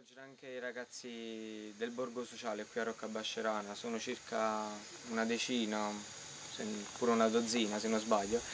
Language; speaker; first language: Italian; native; Italian